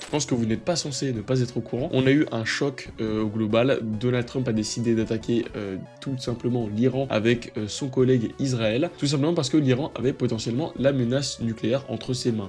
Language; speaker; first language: French; native; French